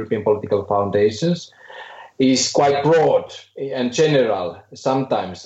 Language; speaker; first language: English; non-native, fluent; Finnish